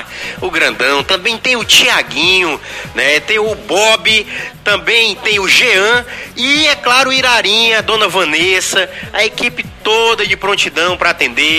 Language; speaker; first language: Portuguese; native; Portuguese